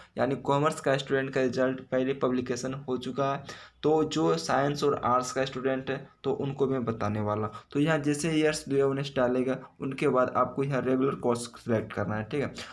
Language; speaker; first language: Hindi; native; Hindi